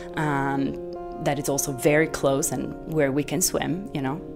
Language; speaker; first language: English; non-native, fluent; Italian